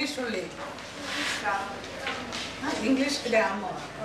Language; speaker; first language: English; non-native, local second language; Hindi